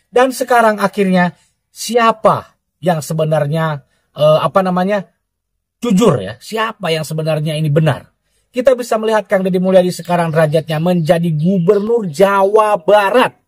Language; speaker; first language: Indonesian; native; Indonesian